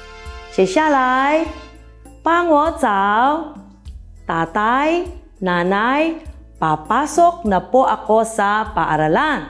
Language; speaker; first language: Chinese; non-native, fluent; Filipino